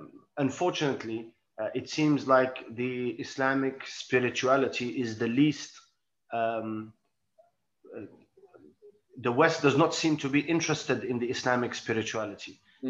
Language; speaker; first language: English; non-native, fluent; Arabic